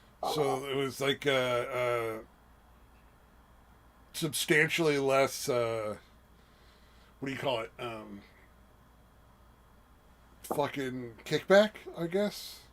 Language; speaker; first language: English; native; English